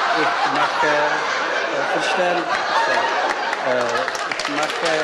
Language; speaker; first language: German; non-native, learner; Czech